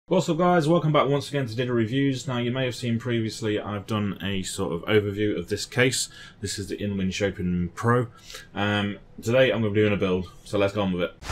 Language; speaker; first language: English; native; English